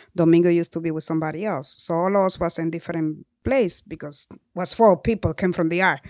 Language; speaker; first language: English; non-native, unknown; Spanish